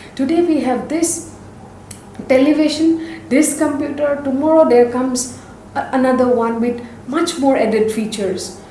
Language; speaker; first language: English; non-native, local second language; Assamese